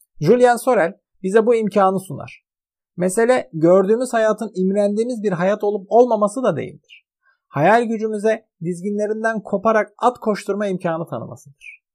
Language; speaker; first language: Turkish; native; Turkish